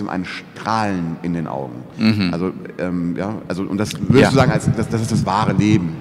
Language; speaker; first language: German; native; German